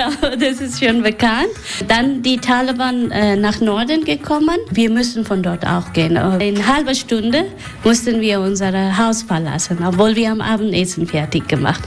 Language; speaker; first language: German; non-native, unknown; Persian